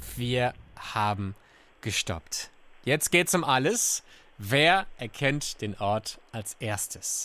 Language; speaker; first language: German; native; German